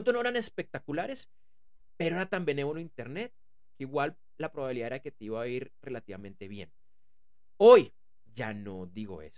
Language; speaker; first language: Spanish; native; Spanish